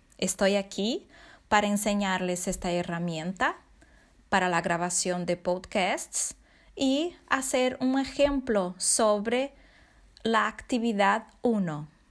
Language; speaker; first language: Spanish; non-native, fluent; Portuguese